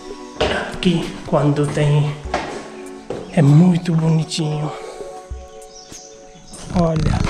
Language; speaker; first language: Portuguese; non-native, learner; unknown